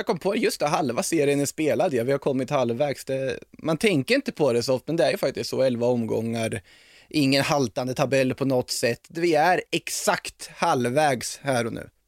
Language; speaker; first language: Swedish; native; Swedish